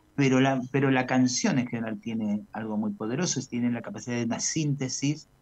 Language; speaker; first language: Spanish; native; Spanish